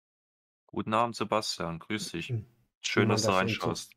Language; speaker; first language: German; native; German